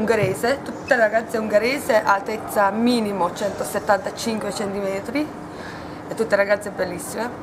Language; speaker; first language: Italian; non-native, learner; Hungarian